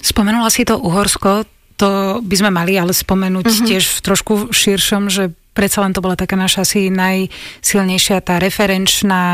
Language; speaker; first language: Slovak; native; Slovak